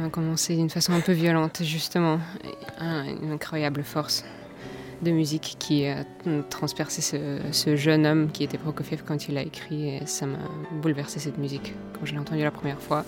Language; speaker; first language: French; non-native, fluent; Russian